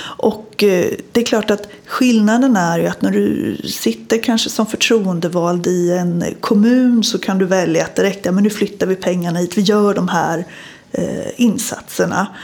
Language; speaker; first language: Swedish; native; Swedish